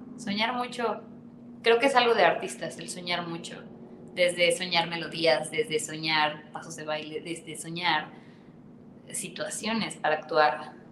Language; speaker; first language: Spanish; native; Spanish